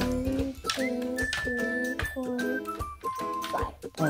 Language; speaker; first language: English; native; English